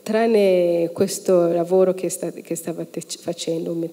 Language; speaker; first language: Italian; non-native, fluent; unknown